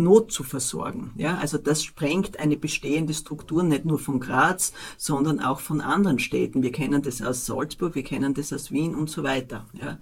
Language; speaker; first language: German; native; German